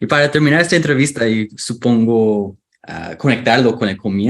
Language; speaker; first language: Spanish; non-native, fluent; English